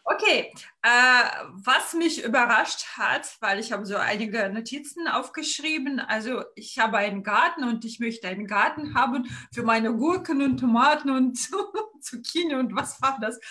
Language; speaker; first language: German; non-native, fluent; Russian